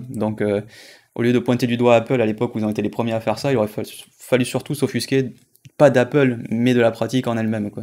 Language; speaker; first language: French; native; French